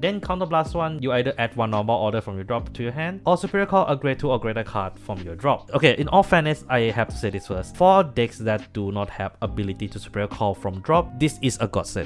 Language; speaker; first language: English; non-native, fluent; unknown